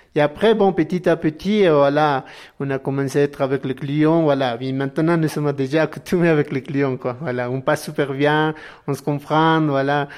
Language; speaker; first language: French; non-native, learner; Spanish